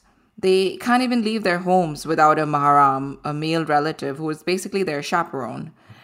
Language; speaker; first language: English; non-native, local second language; Gujarati